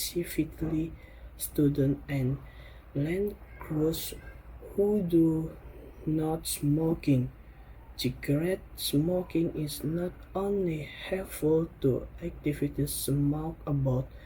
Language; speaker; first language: English; non-native, learner; Indonesian